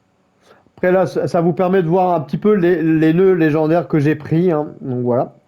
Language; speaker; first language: French; native; French